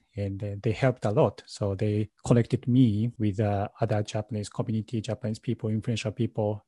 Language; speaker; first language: English; non-native, learner; Japanese